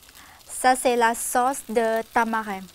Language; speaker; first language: French; non-native, fluent; Thai